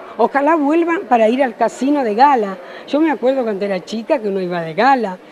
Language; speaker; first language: Spanish; early bilingual, other home language; Italian